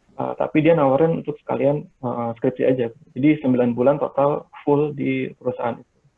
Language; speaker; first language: Indonesian; native; Indonesian